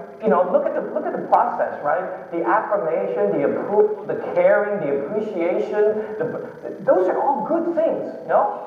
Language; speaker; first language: English; early bilingual, other home language; Chinese